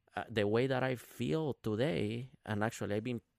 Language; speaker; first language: English; non-native, fluent; Spanish